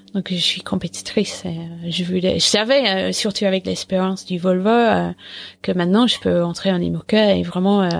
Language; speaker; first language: French; non-native, fluent; English